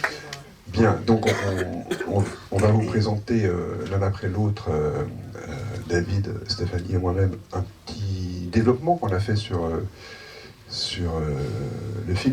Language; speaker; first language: French; native; French